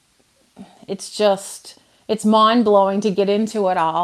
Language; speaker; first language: English; native; English